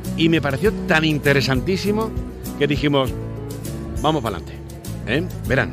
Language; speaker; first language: Spanish; native; Spanish